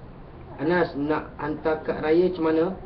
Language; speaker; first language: Malay; native; Malay